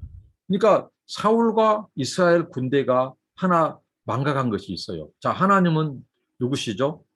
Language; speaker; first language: Korean; native; Korean